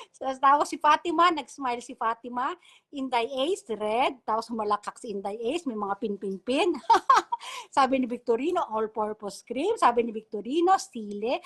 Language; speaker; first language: Filipino; non-native, local second language; Bikol